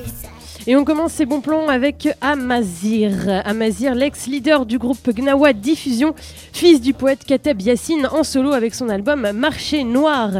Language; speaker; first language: French; native; French